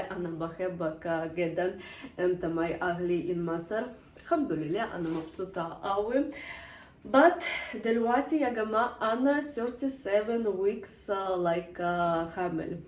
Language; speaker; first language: Arabic; non-native, learner; Russian